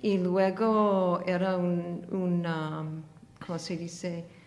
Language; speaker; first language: Spanish; non-native, fluent; English